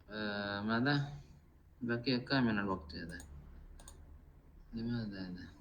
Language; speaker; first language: Arabic; non-native, fluent; Indonesian